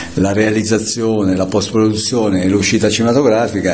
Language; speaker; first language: Italian; native; Italian